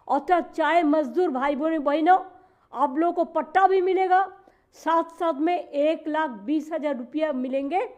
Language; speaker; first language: Hindi; non-native, local second language; Bangla